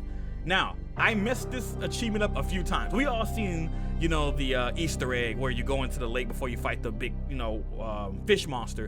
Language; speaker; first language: English; native; English